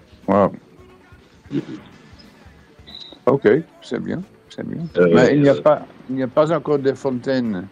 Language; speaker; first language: French; non-native, fluent; Dutch